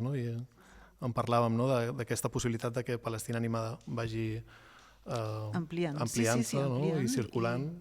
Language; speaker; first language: Catalan; native; Catalan